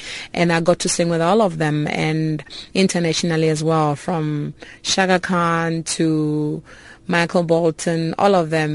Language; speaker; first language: English; non-native, local second language; Northern Sotho